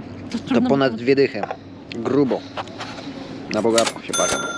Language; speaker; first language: Polish; native; Polish